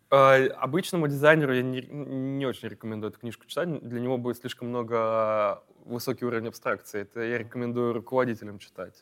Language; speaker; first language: Russian; native; Russian